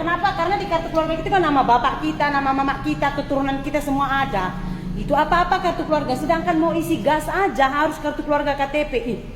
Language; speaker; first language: Indonesian; native; Indonesian